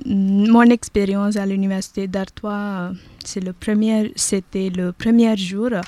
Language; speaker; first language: French; non-native, learner; Tamil